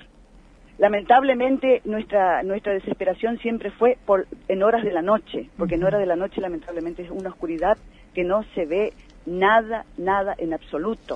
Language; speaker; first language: Spanish; native; Spanish